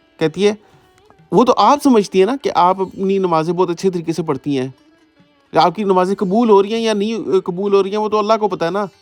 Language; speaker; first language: Urdu; native; Urdu